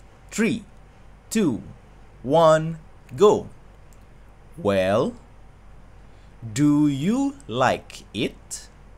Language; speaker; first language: English; non-native, local second language; Malay